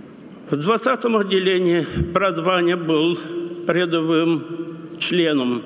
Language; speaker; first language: Russian; non-native, local second language; Romanian